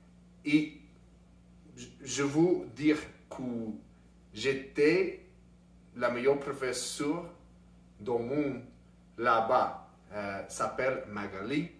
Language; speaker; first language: French; non-native, learner; English